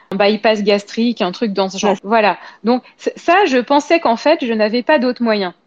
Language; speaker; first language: French; native; French